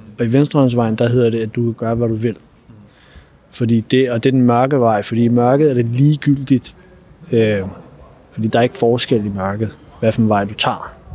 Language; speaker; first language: Danish; early bilingual, other home language; Albanian